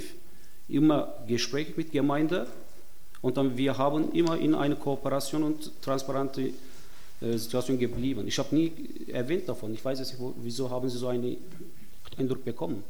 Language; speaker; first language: German; non-native, fluent; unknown